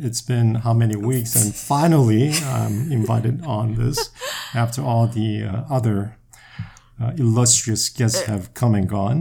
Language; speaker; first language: English; non-native, fluent; Korean